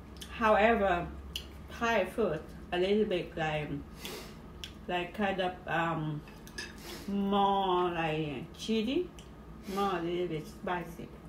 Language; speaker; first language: English; non-native, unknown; Vietnamese